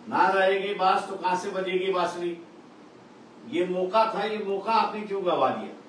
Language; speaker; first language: Hindi; non-native, local second language; Marathi